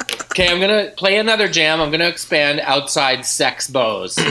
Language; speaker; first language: English; native; English